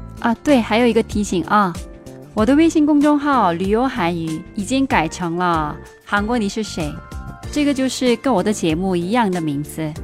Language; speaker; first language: Chinese; non-native, fluent; Korean